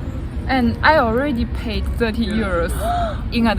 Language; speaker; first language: English; non-native, fluent; Chinese